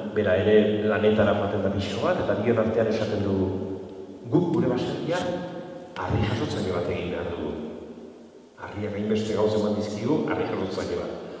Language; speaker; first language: Basque; native; Basque